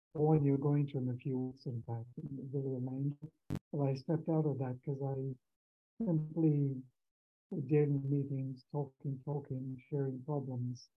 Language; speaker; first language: English; native; English